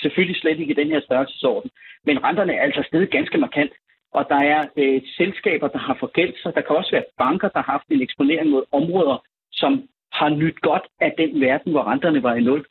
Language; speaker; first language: Danish; native; Danish